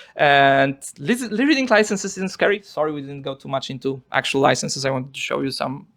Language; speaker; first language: English; non-native, fluent; Polish